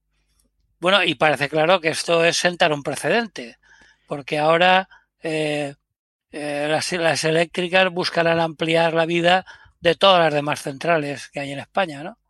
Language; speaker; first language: Spanish; native; Spanish